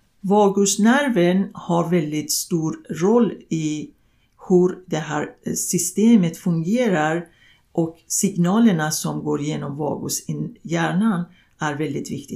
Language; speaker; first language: Swedish; non-native, fluent; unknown